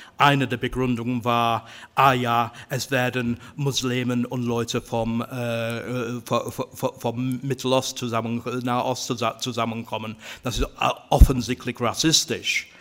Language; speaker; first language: German; non-native, fluent; English